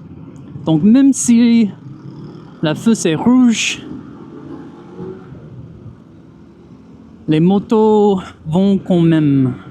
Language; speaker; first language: French; non-native, fluent; English